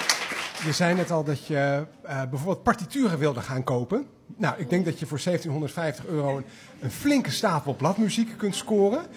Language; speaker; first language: Dutch; native; Dutch